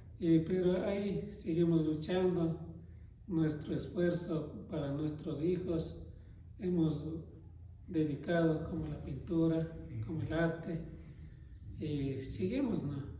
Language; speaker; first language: Spanish; non-native, local second language; Quechua